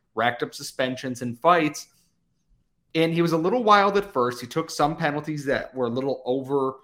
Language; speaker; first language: English; native; English